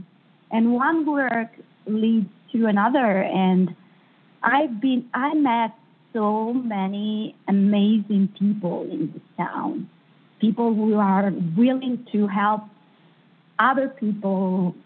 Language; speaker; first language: English; non-native, fluent; Italian